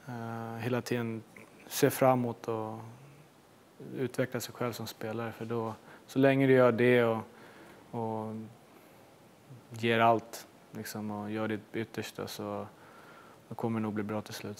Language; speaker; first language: Swedish; native; Swedish